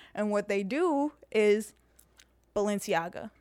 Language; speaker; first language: English; early bilingual, heritage; Serbian